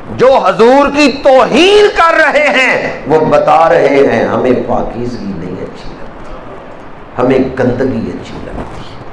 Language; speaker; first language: Urdu; non-native, local second language; Punjabi